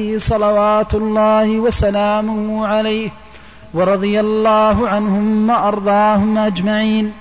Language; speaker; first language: Arabic; native; Arabic